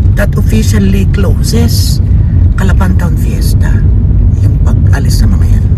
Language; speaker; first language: Filipino; native; Filipino